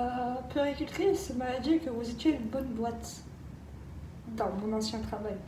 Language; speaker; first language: French; native; French